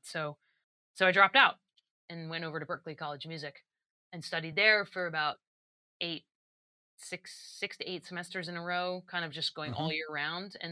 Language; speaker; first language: English; native; English